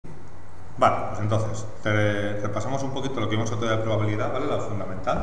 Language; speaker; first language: Spanish; native; Spanish